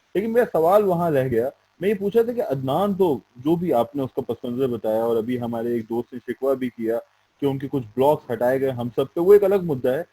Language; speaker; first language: Urdu; native; Urdu